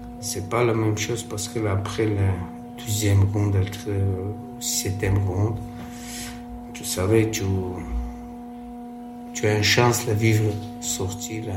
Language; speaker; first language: French; non-native, learner; Armenian